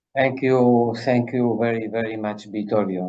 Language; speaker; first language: English; non-native, fluent; Spanish